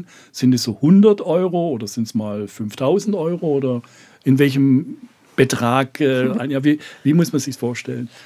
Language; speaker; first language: German; native; German